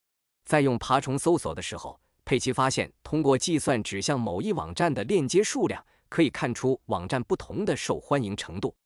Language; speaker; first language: Chinese; native; Chinese